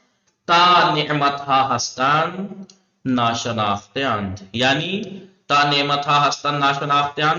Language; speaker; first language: Persian; non-native, fluent; Urdu